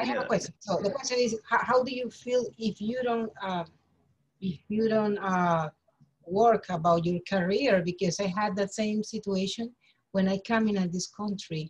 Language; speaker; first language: English; non-native, learner; Spanish